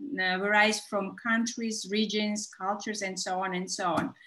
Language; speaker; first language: English; non-native, fluent; Georgian